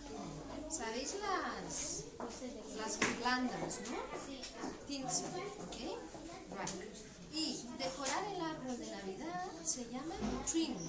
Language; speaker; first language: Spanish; non-native, local second language; Catalan